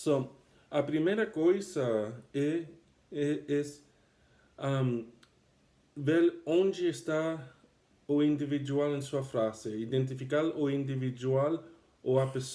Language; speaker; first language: Portuguese; non-native, fluent; English